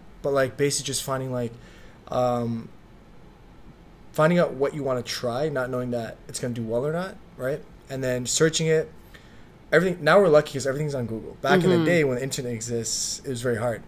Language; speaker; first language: English; early bilingual, other home language; Vietnamese